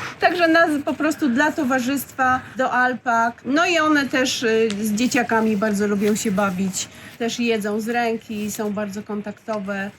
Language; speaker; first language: Polish; native; Polish